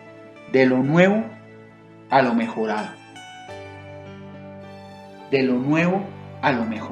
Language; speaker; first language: Spanish; native; Spanish